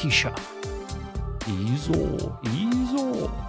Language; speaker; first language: Japanese; non-native, learner; English